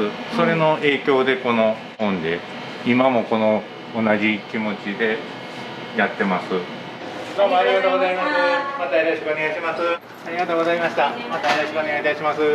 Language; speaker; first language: Japanese; native; Japanese